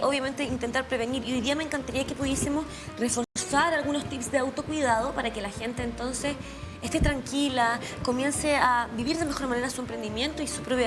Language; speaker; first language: Spanish; native; Spanish